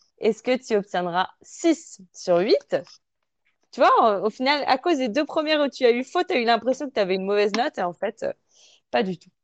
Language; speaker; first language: French; native; French